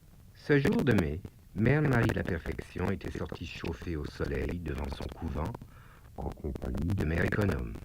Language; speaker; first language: French; native; French